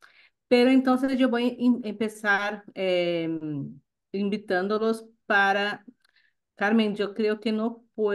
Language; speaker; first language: Spanish; non-native, fluent; Portuguese